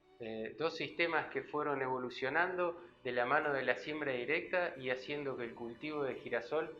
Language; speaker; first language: Spanish; native; Spanish